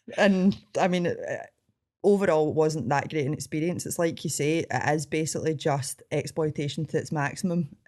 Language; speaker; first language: English; native; English